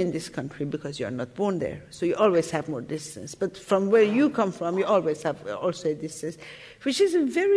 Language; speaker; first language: English; non-native, fluent; Persian